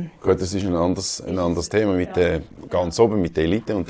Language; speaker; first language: German; native; German